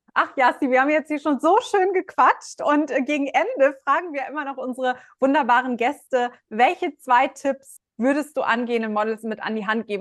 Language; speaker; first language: German; native; German